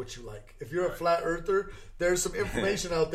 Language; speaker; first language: English; native; English